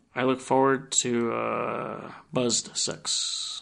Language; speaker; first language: English; early bilingual, other home language; Spanish